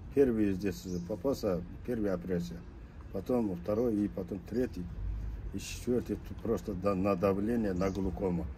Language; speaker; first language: Russian; non-native, local second language; Kazakh